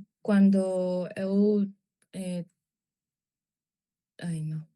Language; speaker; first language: Portuguese; non-native, learner; Spanish